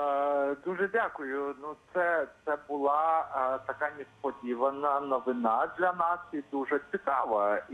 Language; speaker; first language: Ukrainian; non-native, fluent; Lithuanian